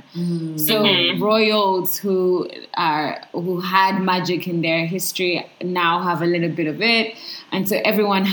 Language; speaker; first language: English; non-native, local second language; Ganda